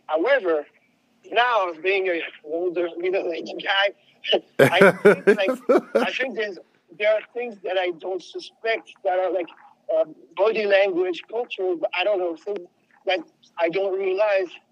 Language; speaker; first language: English; non-native, fluent; French